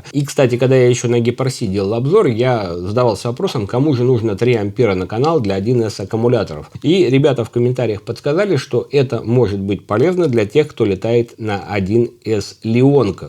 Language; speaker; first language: Russian; native; Russian